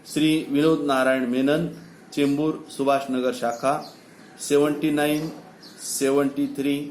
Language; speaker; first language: Hindi; non-native, local second language; Marathi